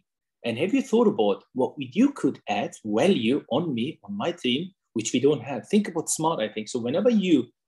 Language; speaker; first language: English; non-native, fluent; German